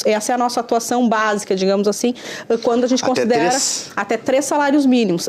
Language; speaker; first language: Portuguese; native; Portuguese